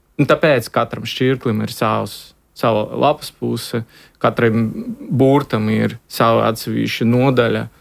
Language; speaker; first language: Latvian; non-native, local second language; Russian